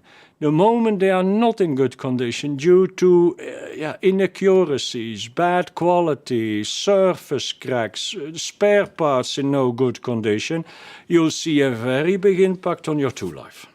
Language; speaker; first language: English; non-native, fluent; Dutch